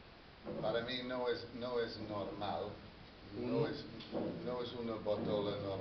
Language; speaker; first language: Spanish; non-native, fluent; English